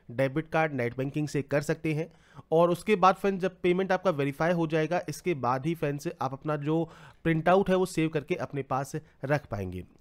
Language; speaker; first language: Hindi; native; Hindi